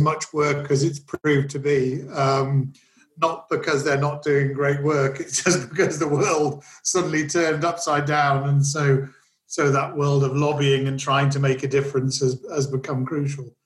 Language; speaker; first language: English; native; English